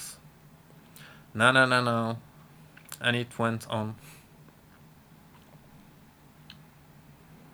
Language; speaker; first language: English; non-native, fluent; French